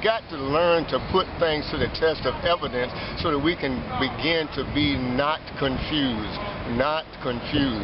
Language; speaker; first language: English; native; English